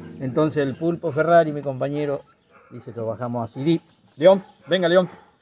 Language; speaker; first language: Spanish; native; Spanish